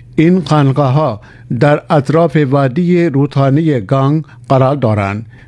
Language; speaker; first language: Persian; non-native, fluent; Urdu